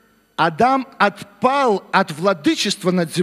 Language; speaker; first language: Russian; native; Russian